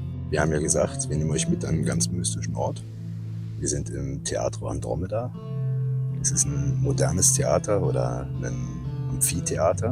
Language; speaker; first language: German; native; German